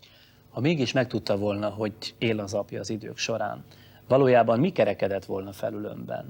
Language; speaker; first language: Hungarian; native; Hungarian